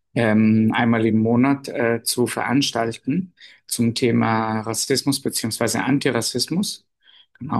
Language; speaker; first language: German; non-native, fluent; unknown